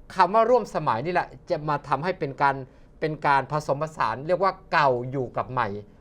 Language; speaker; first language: Thai; native; Thai